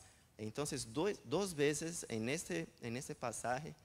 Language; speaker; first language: Spanish; non-native, fluent; Portuguese